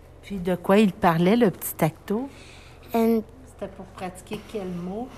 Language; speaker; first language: French; native; French